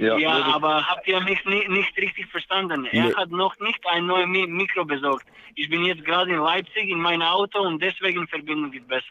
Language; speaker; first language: German; non-native, learner; Serbian